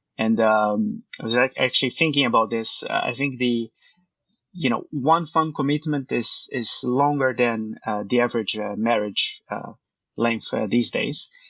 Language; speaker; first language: English; non-native, fluent; Portuguese